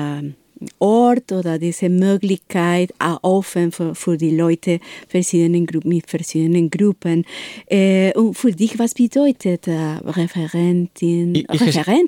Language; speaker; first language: German; non-native, learner; Spanish